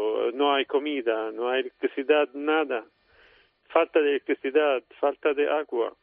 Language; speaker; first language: Spanish; non-native, fluent; Arabic